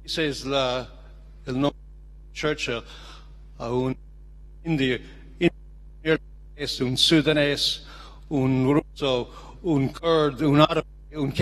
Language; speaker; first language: Spanish; non-native, learner; English